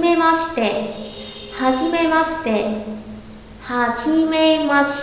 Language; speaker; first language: Japanese; non-native, fluent; Vietnamese